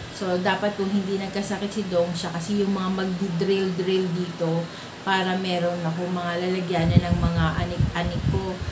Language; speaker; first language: Filipino; native; Filipino